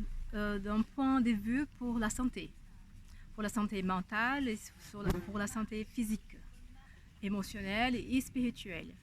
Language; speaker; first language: French; non-native, fluent; Portuguese